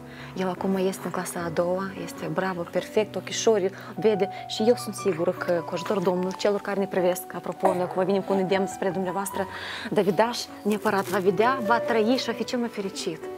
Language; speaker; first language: Romanian; native; Romanian